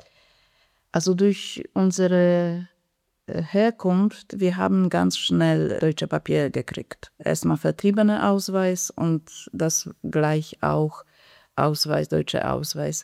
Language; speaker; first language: German; non-native, fluent; Polish